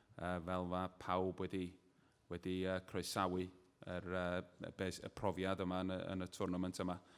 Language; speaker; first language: Welsh; native; Welsh